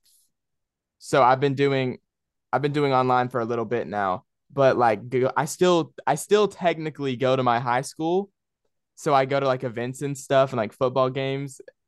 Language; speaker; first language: English; native; English